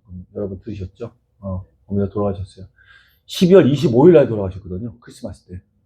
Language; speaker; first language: Korean; native; Korean